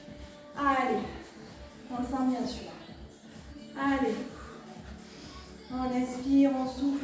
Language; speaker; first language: French; native; French